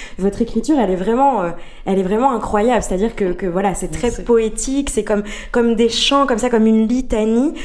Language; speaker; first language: French; native; French